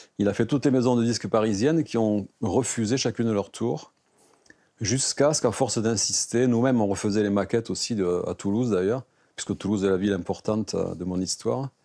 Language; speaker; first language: French; native; French